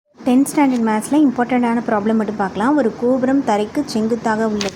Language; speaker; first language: Tamil; native; Tamil